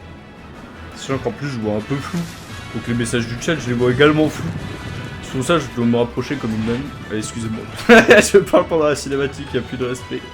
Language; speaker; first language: French; native; French